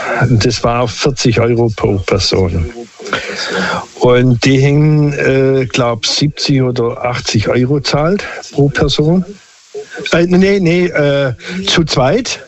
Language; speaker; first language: German; non-native, local second language; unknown